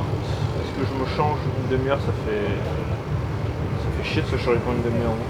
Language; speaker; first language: French; native; French